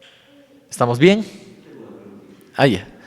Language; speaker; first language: Spanish; non-native, fluent; English